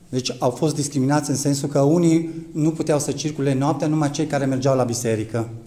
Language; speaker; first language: Romanian; native; Romanian